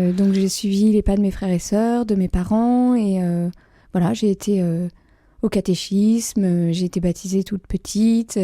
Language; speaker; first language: French; native; French